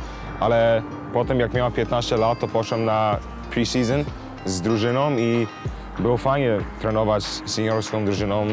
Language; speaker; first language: Polish; early bilingual, heritage; English